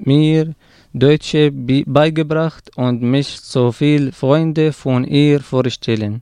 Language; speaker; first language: German; non-native, learner; Arabic